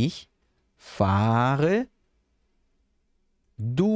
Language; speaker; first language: German; non-native, fluent; Portuguese